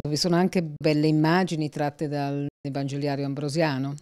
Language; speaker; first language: Italian; native; Italian